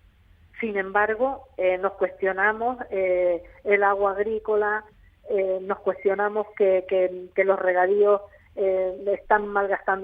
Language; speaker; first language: Spanish; native; Spanish